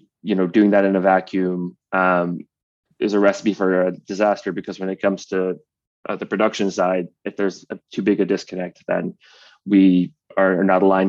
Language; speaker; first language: English; native; English